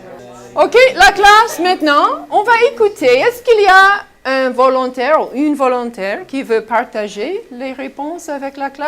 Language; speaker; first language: French; non-native, fluent; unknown